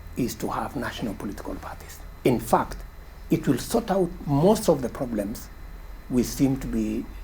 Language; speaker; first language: English; non-native, local second language; Kalenjin